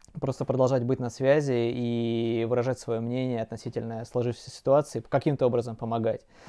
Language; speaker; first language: Russian; native; Russian